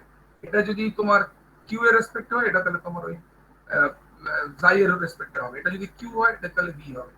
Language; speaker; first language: Bangla; native; Bangla